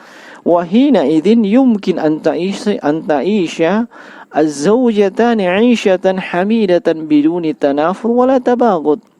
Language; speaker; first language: Arabic; non-native, fluent; Indonesian